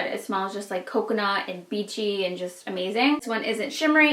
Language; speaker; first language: English; native; English